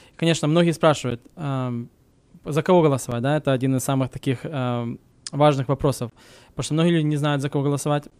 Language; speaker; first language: Russian; early bilingual, heritage; Russian